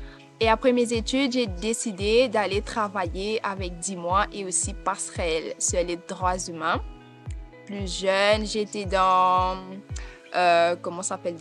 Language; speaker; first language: French; non-native, local second language; Morisyen